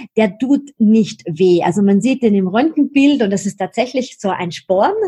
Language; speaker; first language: German; native; German